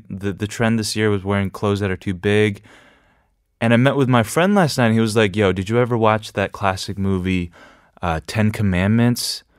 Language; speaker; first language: English; native; English